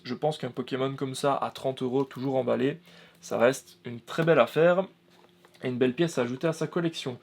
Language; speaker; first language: French; native; French